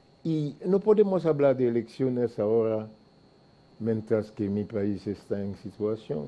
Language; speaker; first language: Spanish; non-native, fluent; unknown